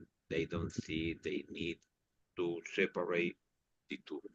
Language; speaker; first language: English; non-native, learner; Spanish